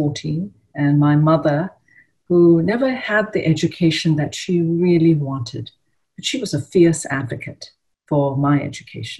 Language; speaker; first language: English; native; English